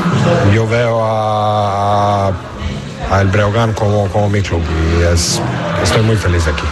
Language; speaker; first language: Spanish; non-native, fluent; English